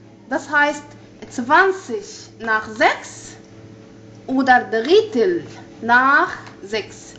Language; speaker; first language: German; non-native, fluent; Arabic